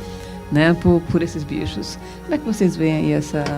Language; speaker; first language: Portuguese; native; Portuguese